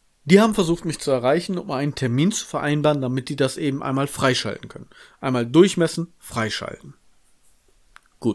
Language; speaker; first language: German; native; German